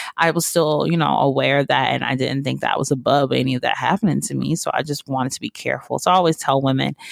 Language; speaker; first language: English; native; English